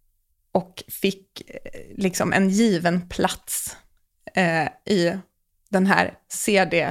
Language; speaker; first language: Swedish; native; Swedish